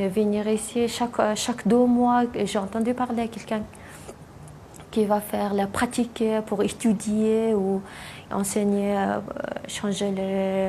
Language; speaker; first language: French; non-native, learner; Mongolian